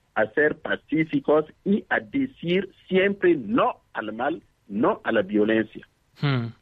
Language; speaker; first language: Spanish; non-native, fluent; Mossi